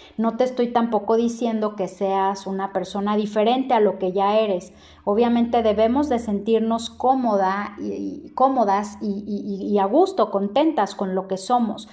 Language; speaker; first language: Spanish; native; Spanish